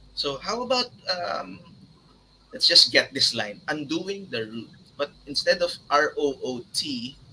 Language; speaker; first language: English; non-native, local second language; Filipino